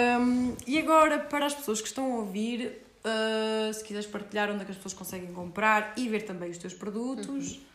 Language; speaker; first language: Portuguese; early bilingual, heritage; Portuguese